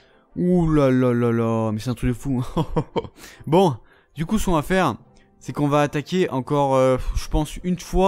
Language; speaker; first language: French; native; French